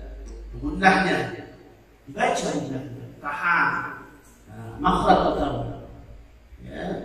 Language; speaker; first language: Arabic; non-native, fluent; Indonesian